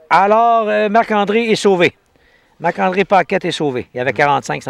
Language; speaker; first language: French; native; French